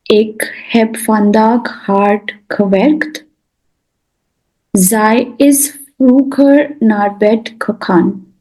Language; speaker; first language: Dutch; non-native, learner; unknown